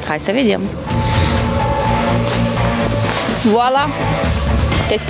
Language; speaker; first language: Romanian; native; Romanian